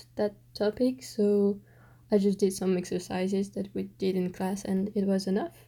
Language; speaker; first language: English; non-native, fluent; French